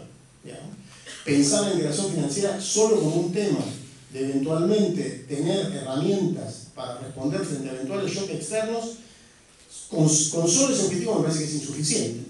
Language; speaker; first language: Spanish; native; Spanish